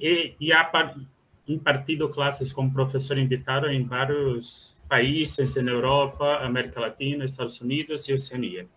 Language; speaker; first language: Spanish; non-native, fluent; Portuguese